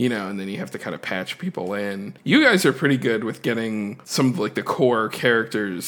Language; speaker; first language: English; native; English